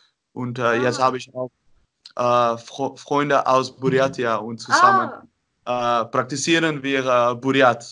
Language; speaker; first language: German; non-native, learner; Dutch